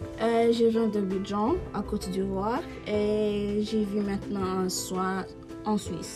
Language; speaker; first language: French; non-native, learner; Norwegian